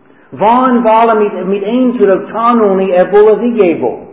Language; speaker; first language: Hungarian; early bilingual, heritage; Hungarian